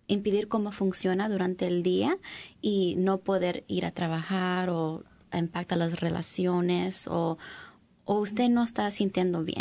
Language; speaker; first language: Spanish; early bilingual, heritage; English